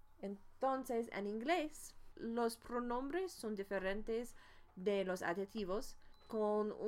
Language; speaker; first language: Spanish; non-native, fluent; English